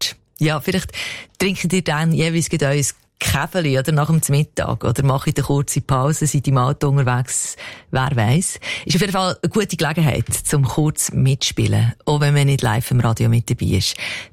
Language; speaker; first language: German; native; German